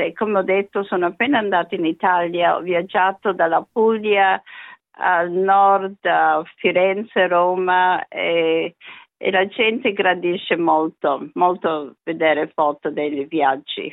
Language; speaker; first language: Italian; early bilingual, other home language; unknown